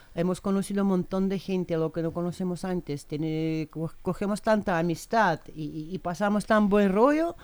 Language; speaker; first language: Spanish; non-native, fluent; Russian